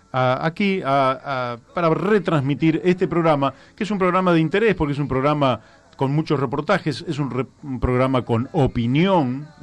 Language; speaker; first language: Spanish; native; Spanish